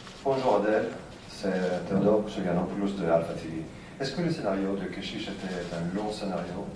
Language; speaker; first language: French; non-native, fluent; Greek